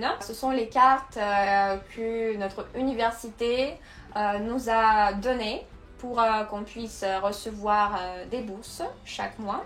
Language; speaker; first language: French; non-native, fluent; Russian